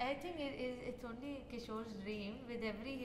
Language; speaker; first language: Telugu; non-native, learner; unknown